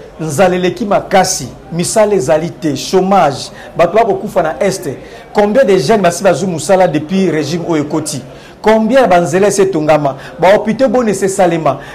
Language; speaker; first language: Lingala; non-native, local second language; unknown